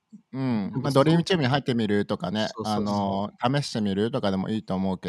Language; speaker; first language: Japanese; native; Japanese